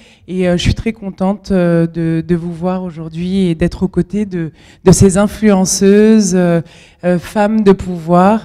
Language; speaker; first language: French; native; French